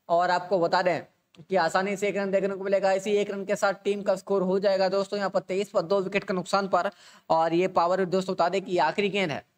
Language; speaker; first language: Hindi; native; Hindi